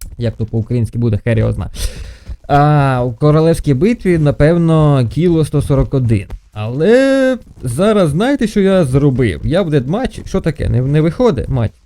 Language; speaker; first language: Ukrainian; non-native, local second language; Russian